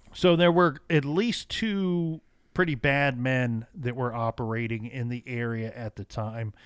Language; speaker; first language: English; native; English